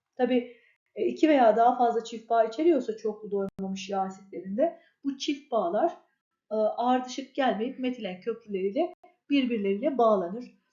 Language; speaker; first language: Turkish; native; Turkish